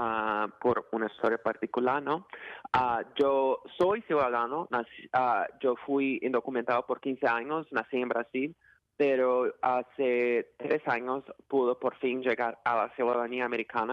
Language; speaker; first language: Spanish; non-native, fluent; Portuguese